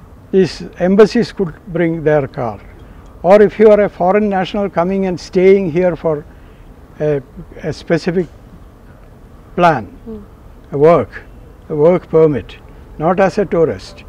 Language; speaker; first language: English; non-native, local second language; Malayalam